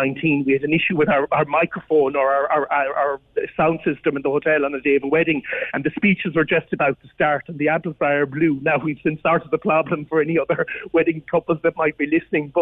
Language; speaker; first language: English; native; English